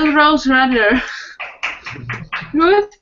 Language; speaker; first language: English; non-native, learner; Spanish